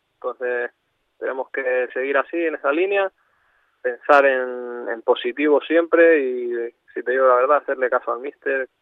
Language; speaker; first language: Spanish; native; Spanish